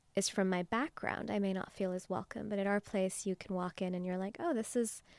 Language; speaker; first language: English; non-native, local second language; Urdu